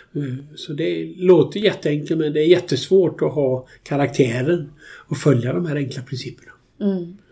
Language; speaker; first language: Swedish; native; Swedish